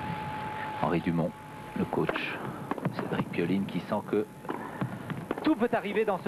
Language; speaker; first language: French; native; French